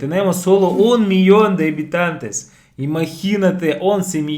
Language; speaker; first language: Spanish; non-native, fluent; Russian